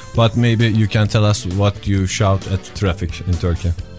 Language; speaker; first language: English; non-native, fluent; Turkish